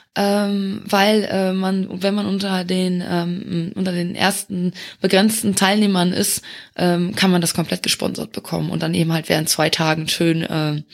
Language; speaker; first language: German; non-native, local second language; Luxembourgish